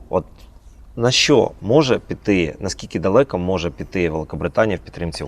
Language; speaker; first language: Ukrainian; native; Ukrainian